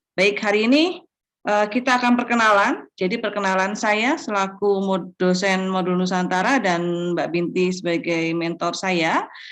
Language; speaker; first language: Indonesian; native; Indonesian